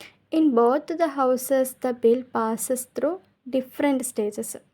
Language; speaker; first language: English; non-native, local second language; Malayalam